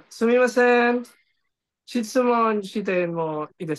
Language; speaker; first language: Japanese; non-native, learner; Filipino